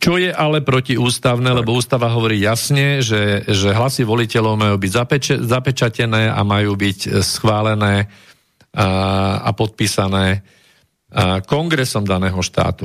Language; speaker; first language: Slovak; native; Slovak